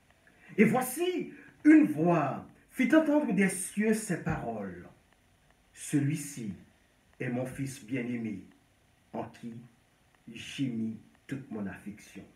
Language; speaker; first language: French; non-native, local second language; Haitian Creole